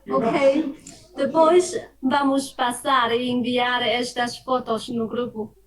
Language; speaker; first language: Portuguese; non-native, fluent; Chinese